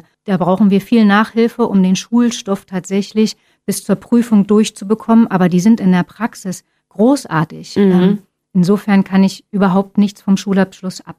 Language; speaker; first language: German; native; German